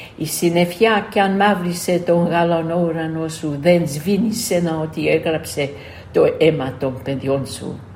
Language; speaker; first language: Greek; early bilingual, other home language; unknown